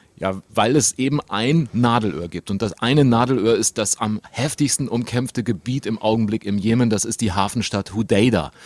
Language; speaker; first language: German; native; German